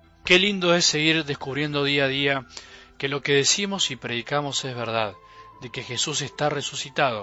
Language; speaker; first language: Spanish; native; Spanish